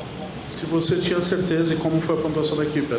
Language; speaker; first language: Portuguese; native; Portuguese